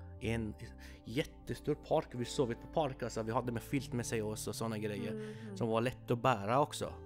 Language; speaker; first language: Swedish; non-native, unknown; Persian